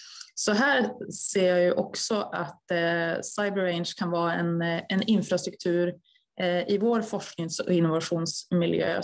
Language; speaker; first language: Swedish; native; Swedish